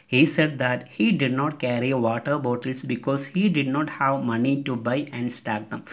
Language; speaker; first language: English; non-native, local second language; Malayalam